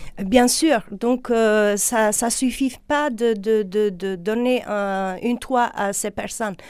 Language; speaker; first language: French; non-native, fluent; Albanian